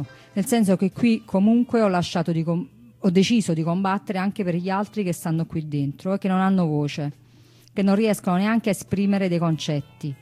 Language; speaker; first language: Italian; native; Italian